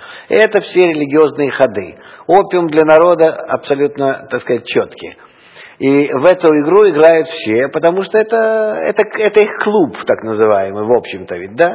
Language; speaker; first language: Russian; native; Russian